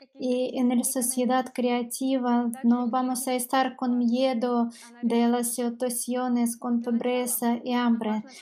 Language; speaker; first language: Spanish; non-native, learner; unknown